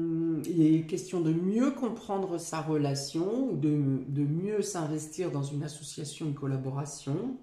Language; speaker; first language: French; native; French